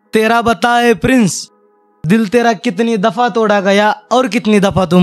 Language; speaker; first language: Hindi; non-native, local second language; Marathi